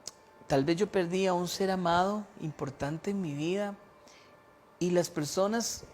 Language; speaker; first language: Spanish; native; Spanish